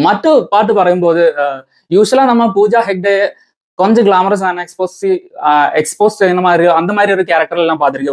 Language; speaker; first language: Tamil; non-native, learner; Malayalam